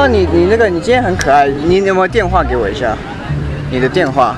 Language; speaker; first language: Chinese; early bilingual, heritage; Chinese